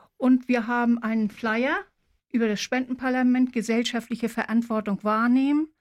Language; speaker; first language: German; native; German